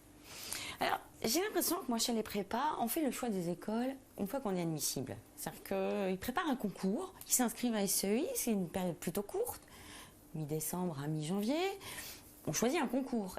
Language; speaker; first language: French; native; French